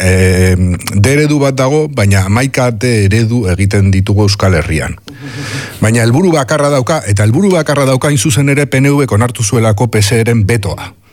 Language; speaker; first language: Basque; non-native, local second language; Spanish